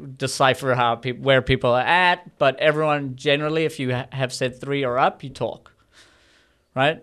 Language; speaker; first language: English; native; English